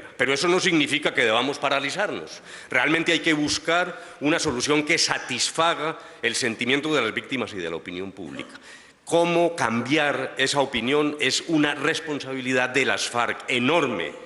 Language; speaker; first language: Spanish; native; Spanish